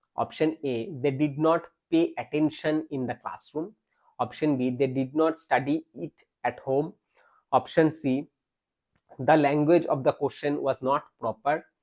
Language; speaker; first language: English; non-native, local second language; Bangla